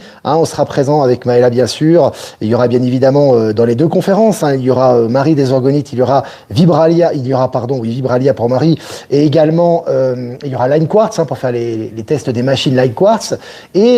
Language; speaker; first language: French; native; French